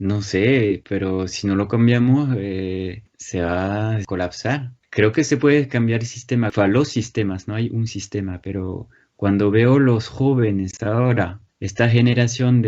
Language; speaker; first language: Spanish; non-native, fluent; French